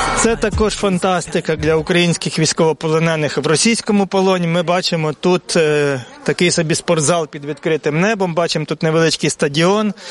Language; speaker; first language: Ukrainian; native; Ukrainian